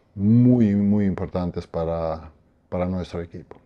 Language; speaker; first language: Spanish; non-native, fluent; Croatian